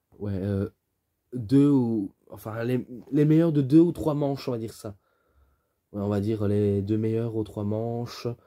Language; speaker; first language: French; native; French